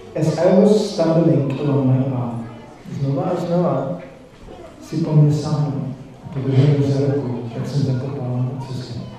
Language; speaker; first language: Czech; native; Czech